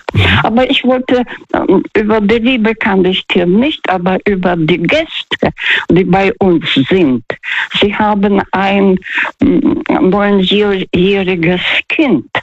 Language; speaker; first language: German; non-native, fluent; Russian